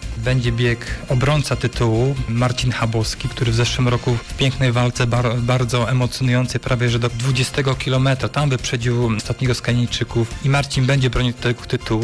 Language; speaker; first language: Polish; native; Polish